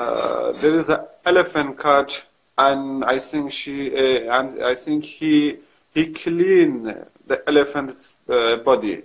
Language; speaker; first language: English; non-native, learner; Kurdish